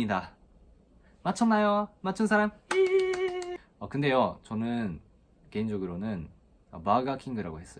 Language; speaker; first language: Korean; non-native, fluent; Japanese